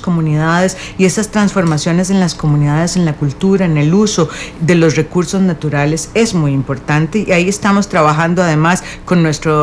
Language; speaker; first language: Spanish; native; Spanish